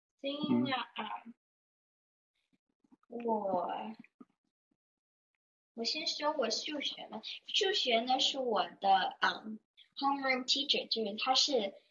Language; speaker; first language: Chinese; early bilingual, heritage; Chinese